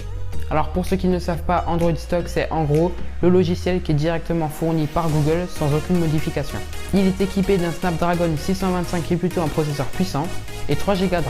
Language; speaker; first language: French; native; French